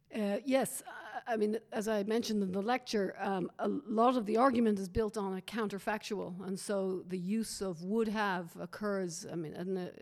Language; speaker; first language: English; native; English